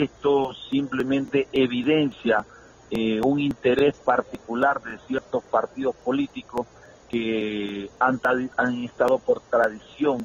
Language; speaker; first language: Spanish; native; Spanish